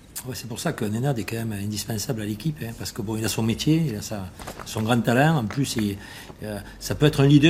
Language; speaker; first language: French; native; French